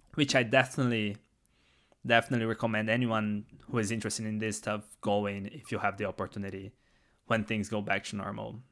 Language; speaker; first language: English; non-native, fluent; Portuguese